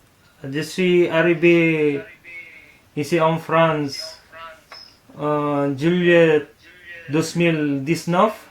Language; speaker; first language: French; non-native, learner; Filipino